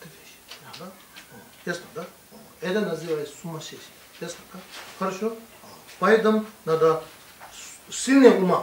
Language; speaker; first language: Russian; non-native, learner; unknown